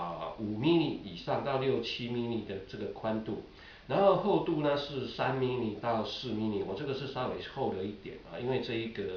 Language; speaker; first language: Chinese; native; Chinese